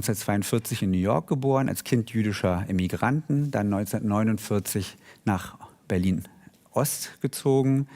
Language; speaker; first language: German; native; German